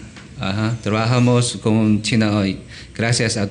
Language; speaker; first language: Spanish; non-native, learner; Chinese